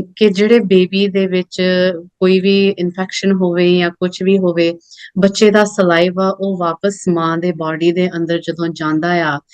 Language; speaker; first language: Punjabi; early bilingual, other home language; English